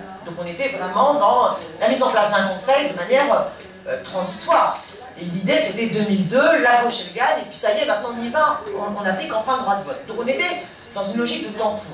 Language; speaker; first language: French; native; French